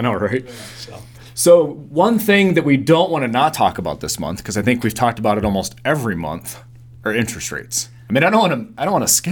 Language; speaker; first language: English; native; English